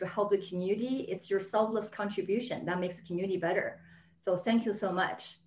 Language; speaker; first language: English; non-native, fluent; Chinese